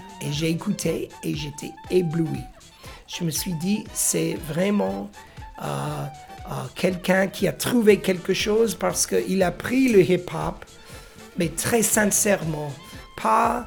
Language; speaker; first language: French; non-native, fluent; English